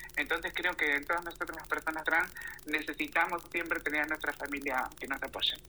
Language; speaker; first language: Spanish; native; Spanish